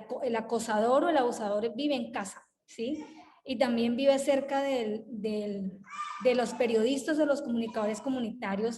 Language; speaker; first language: Spanish; native; Spanish